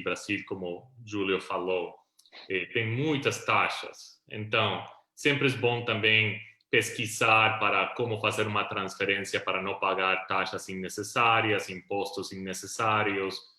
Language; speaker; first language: Portuguese; non-native, fluent; Spanish